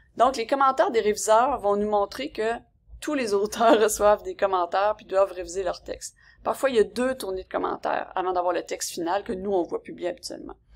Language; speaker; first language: French; native; French